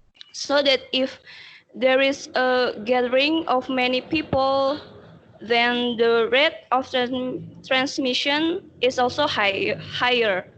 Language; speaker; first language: English; non-native, learner; Indonesian